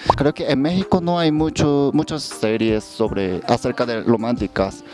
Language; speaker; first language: Spanish; non-native, learner; Korean